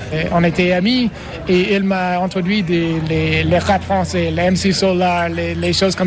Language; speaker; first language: French; non-native, learner; English